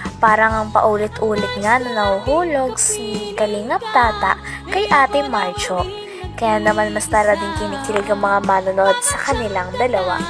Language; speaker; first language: Filipino; native; Filipino